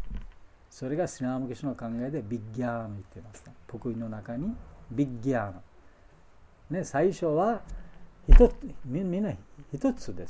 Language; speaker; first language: Japanese; non-native, fluent; Bangla